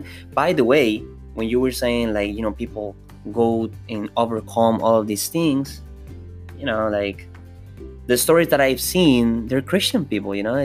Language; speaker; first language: English; non-native, fluent; Spanish